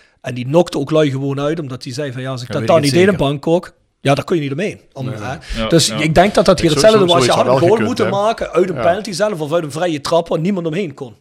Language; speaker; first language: Dutch; native; Dutch